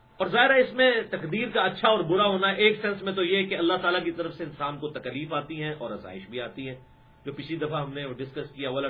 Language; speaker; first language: Urdu; non-native, local second language; Punjabi